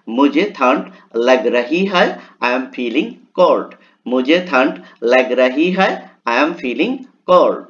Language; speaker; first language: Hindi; non-native, learner; Bangla